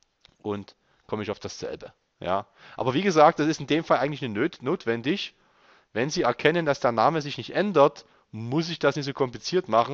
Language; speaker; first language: German; native; German